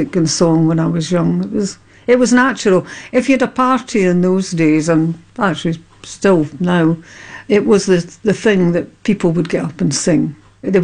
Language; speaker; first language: English; non-native, local second language; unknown